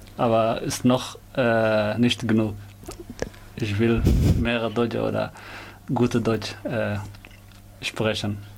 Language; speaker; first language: German; non-native, learner; Somali